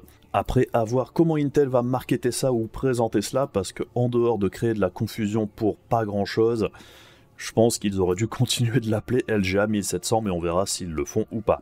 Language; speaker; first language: French; native; French